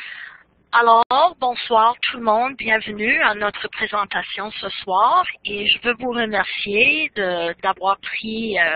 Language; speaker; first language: French; non-native, fluent; English